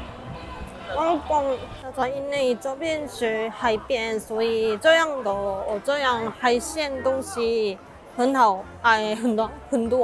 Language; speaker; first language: Chinese; non-native, fluent; Korean